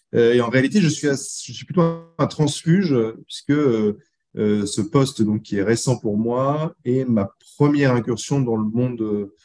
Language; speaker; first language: French; native; French